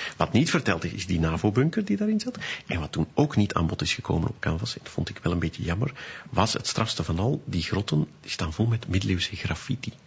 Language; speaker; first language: Dutch; native; Dutch